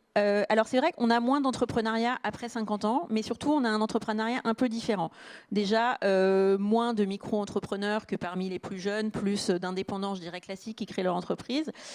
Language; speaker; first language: French; native; French